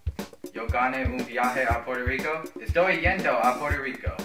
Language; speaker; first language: Spanish; non-native, learner; English